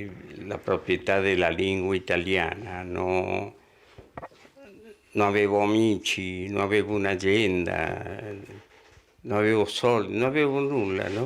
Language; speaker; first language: Italian; non-native, fluent; Spanish